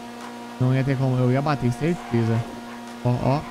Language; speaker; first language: Portuguese; native; Portuguese